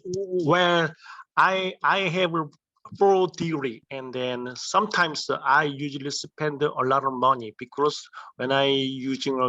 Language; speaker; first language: English; non-native, learner; Korean